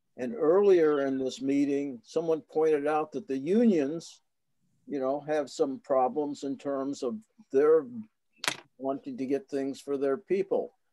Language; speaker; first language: English; native; English